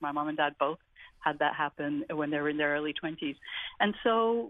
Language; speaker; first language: English; native; English